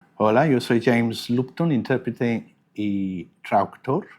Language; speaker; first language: Spanish; non-native, fluent; English